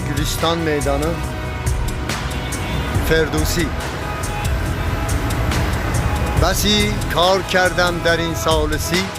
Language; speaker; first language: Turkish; non-native, fluent; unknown